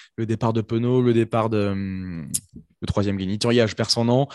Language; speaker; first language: French; native; French